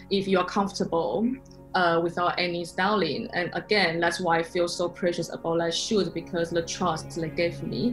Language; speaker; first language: English; non-native, fluent; Chinese